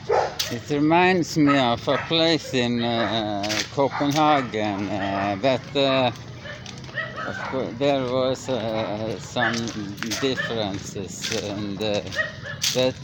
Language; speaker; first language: English; non-native, learner; Norwegian